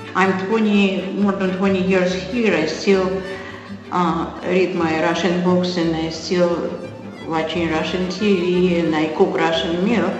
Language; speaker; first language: English; non-native, learner; Russian